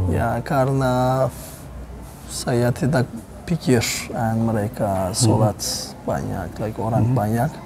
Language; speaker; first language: Indonesian; non-native, learner; Turkish